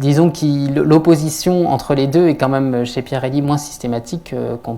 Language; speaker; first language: French; native; French